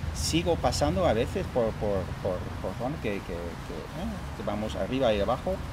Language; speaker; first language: Spanish; non-native, fluent; Dutch